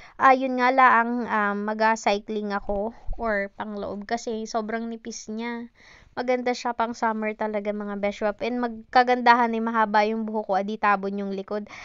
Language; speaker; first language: Filipino; non-native, local second language; Hiligaynon